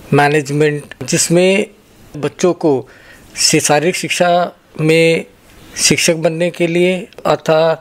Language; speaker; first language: Hindi; native; Hindi